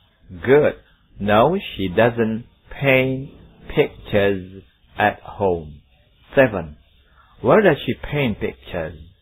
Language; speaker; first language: English; non-native, fluent; Indonesian